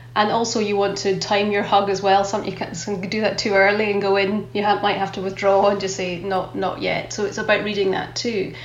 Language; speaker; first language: English; native; English